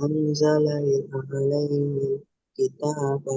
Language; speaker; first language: Arabic; non-native, learner; Bangla